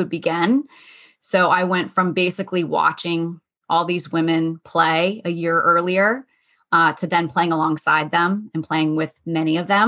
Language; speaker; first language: English; native; English